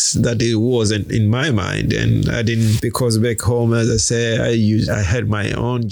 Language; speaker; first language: English; non-native, local second language; Swahili